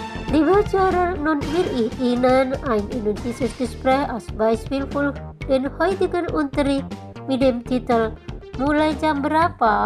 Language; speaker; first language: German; non-native, fluent; Indonesian